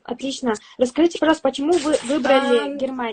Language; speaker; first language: Russian; native; Russian